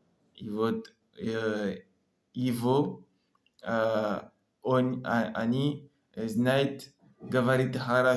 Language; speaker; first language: Russian; non-native, learner; French